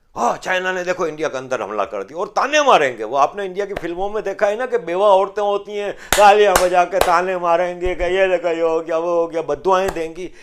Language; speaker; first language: Urdu; native; Urdu